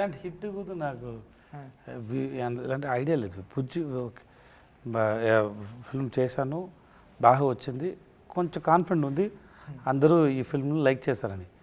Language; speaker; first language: Telugu; non-native, learner; Tamil